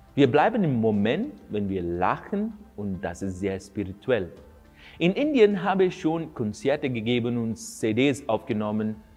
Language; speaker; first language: German; non-native, fluent; Kannada